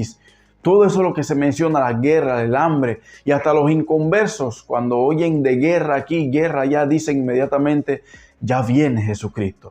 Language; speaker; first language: Spanish; native; Spanish